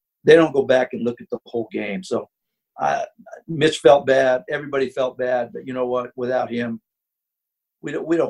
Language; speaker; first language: English; native; English